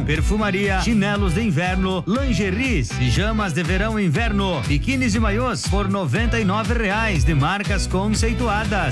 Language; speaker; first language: Portuguese; native; Portuguese